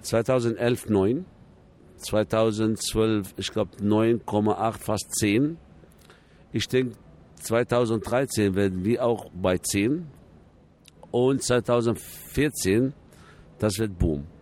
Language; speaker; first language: German; non-native, fluent; Arabic